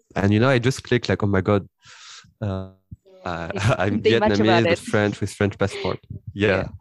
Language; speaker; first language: English; early bilingual, heritage; French